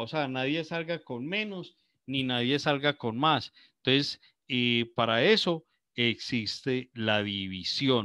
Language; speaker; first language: Spanish; native; Spanish